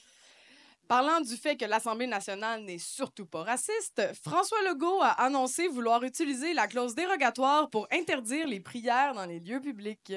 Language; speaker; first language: French; native; French